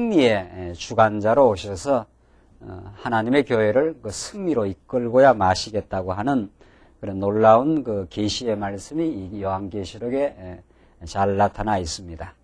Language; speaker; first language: Korean; native; Korean